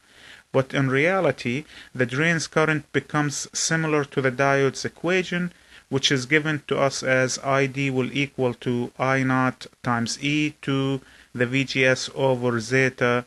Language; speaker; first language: English; non-native, fluent; Arabic